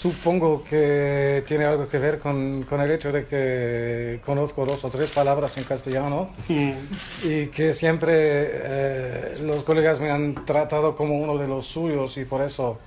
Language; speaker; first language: Spanish; non-native, fluent; German